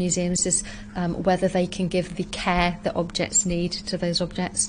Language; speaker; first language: English; native; English